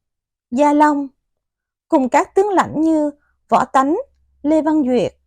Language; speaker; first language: Vietnamese; native; Vietnamese